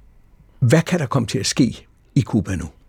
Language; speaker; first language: Danish; native; Danish